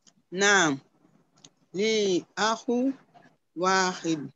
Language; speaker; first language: Arabic; non-native, learner; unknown